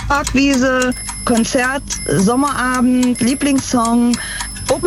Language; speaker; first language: German; native; German